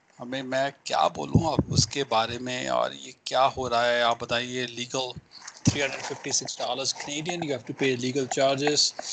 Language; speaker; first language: Hindi; native; Hindi